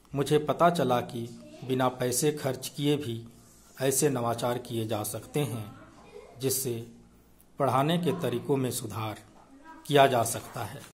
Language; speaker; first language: Hindi; native; Hindi